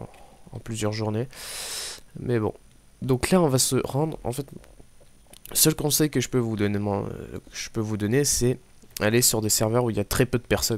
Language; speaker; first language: French; native; French